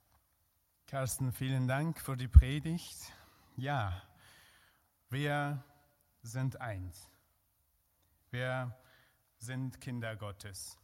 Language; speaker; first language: German; non-native, fluent; Persian